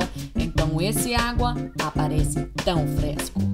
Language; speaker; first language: Portuguese; non-native, learner; English